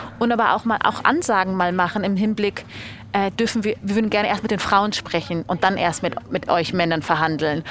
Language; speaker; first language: German; early bilingual, other home language; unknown